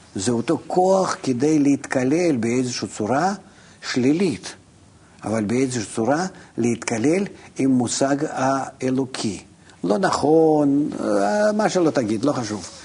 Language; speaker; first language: Hebrew; non-native, fluent; Russian